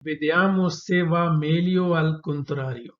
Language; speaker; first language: Italian; non-native, fluent; Urdu